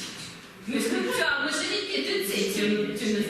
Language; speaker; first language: French; non-native, fluent; Russian